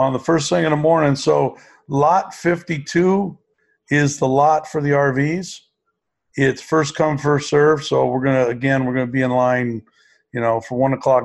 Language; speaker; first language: English; native; English